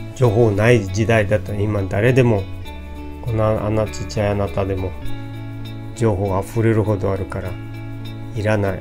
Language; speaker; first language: Japanese; non-native, fluent; Portuguese